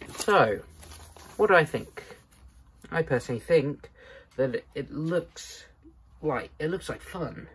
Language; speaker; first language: English; native; English